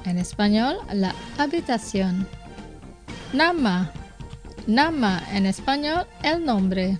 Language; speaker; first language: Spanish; non-native, fluent; Indonesian